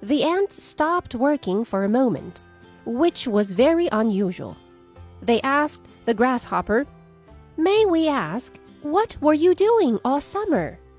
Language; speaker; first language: English; non-native, fluent; Chinese